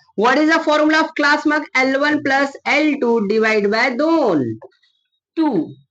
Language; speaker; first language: English; non-native, local second language; Hindi